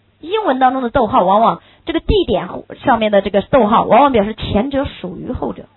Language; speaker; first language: Chinese; native; Chinese